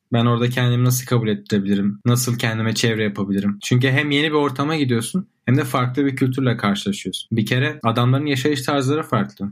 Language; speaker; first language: Turkish; native; Turkish